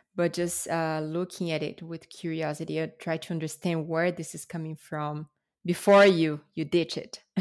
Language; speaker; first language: English; non-native, fluent; Portuguese